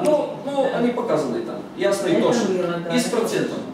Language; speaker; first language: Russian; non-native, fluent; Bulgarian